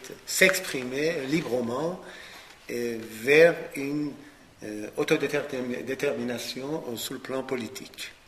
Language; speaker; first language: French; non-native, fluent; Persian